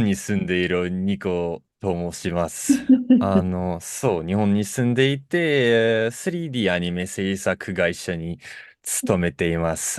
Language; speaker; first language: Japanese; non-native, fluent; Russian